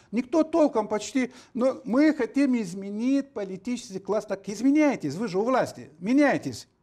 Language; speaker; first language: Russian; non-native, local second language; Romanian